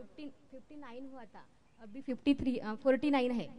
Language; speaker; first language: Hindi; non-native, local second language; Marathi